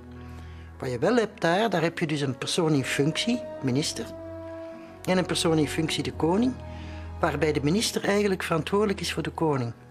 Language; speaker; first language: Dutch; native; Dutch